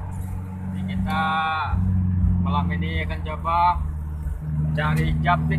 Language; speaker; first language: Indonesian; native; Indonesian